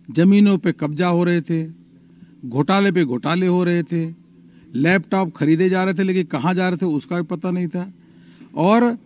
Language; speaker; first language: Hindi; native; Hindi